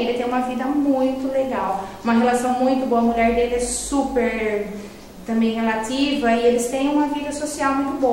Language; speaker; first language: Portuguese; native; Portuguese